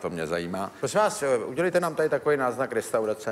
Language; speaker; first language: Czech; native; Czech